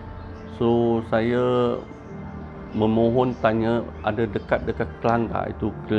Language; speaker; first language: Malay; non-native, local second language; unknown